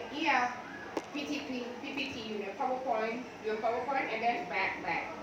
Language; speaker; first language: English; non-native, learner; Thai